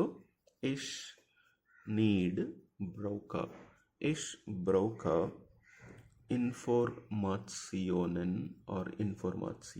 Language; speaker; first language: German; non-native, fluent; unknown